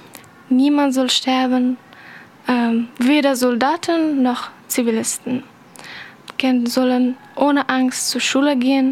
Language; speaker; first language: German; non-native, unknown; Persian